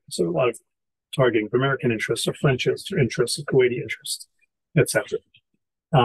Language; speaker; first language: English; native; English